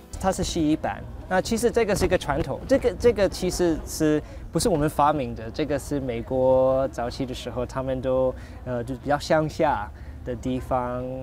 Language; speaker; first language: Chinese; non-native, fluent; English